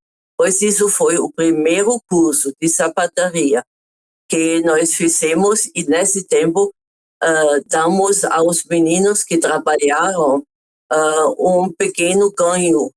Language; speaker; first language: Portuguese; non-native, fluent; German